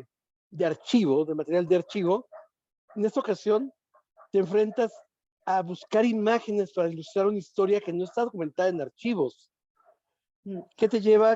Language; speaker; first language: Spanish; native; Spanish